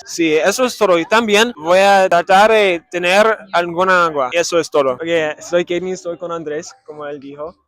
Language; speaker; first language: Spanish; non-native, learner; English